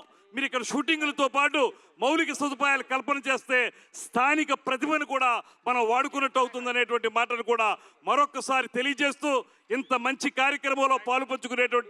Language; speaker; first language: Telugu; native; Telugu